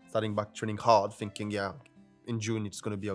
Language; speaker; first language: English; non-native, fluent; French